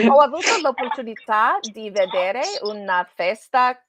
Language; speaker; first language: Italian; non-native, learner; English